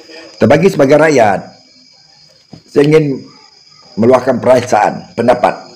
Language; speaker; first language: Malay; native; Malay